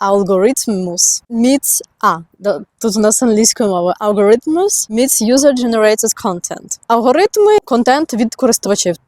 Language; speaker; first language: Ukrainian; native; Ukrainian